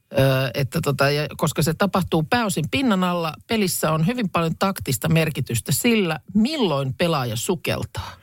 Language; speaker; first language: Finnish; native; Finnish